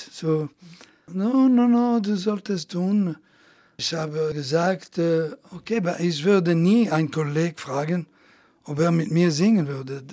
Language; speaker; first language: German; non-native, fluent; Italian